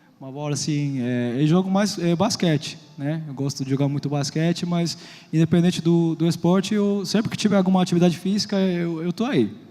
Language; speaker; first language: Portuguese; non-native, fluent; Spanish